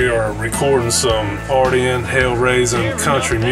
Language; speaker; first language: English; native; English